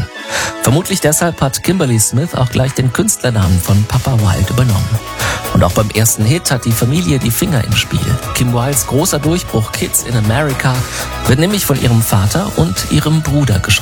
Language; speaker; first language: German; native; German